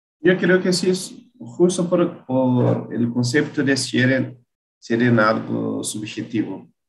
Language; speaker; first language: Spanish; non-native, learner; Portuguese